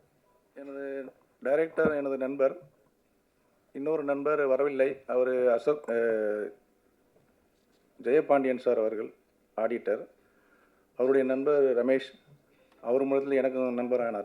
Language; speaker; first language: Tamil; native; Tamil